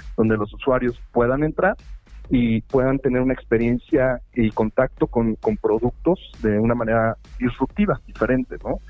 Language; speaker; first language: Spanish; native; Spanish